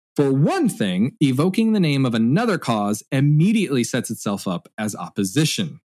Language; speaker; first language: English; native; English